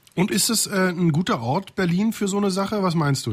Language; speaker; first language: German; native; German